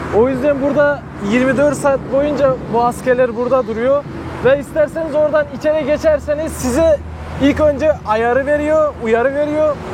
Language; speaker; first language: Turkish; non-native, fluent; Kyrgyz